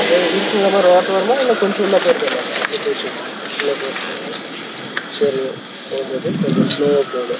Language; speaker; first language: Tamil; native; Tamil